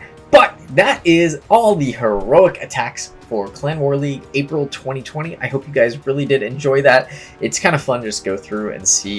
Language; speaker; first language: English; native; English